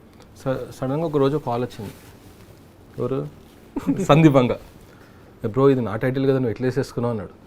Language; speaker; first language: Telugu; native; Telugu